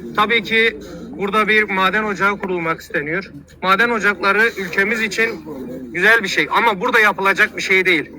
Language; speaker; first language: Turkish; native; Turkish